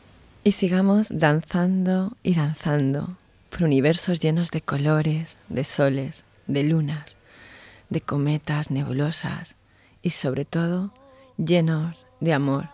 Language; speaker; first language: Spanish; native; Spanish